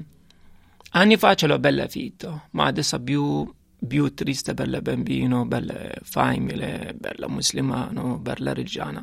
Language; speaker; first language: Italian; non-native, learner; Arabic